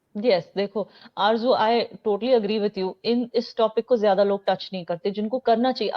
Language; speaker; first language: Hindi; non-native, local second language; Kashmiri